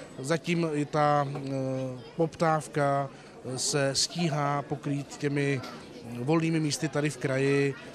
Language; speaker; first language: Czech; native; Czech